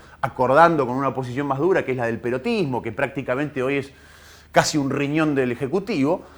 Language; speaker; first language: Spanish; native; Spanish